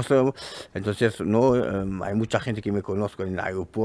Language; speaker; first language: Spanish; non-native, learner; French